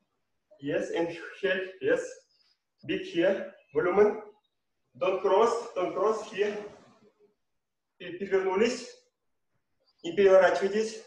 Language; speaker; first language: English; non-native, learner; Russian